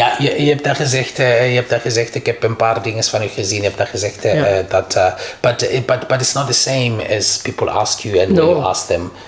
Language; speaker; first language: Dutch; non-native, learner; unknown